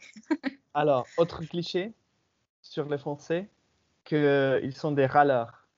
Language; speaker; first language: French; non-native, fluent; English